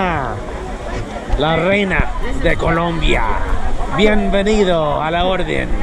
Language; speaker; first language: Spanish; non-native, learner; English